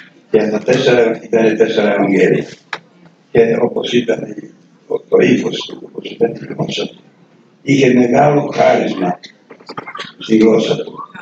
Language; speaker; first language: Greek; non-native, fluent; Serbian